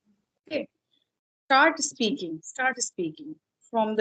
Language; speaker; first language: English; non-native, fluent; Hindi